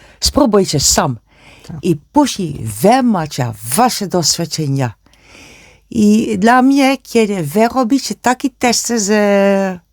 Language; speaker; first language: Polish; non-native, learner; Dutch